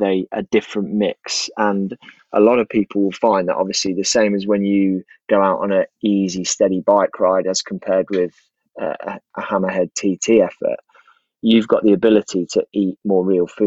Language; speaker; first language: English; native; English